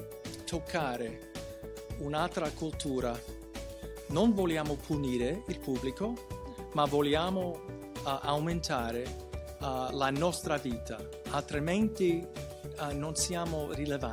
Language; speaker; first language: Italian; non-native, fluent; English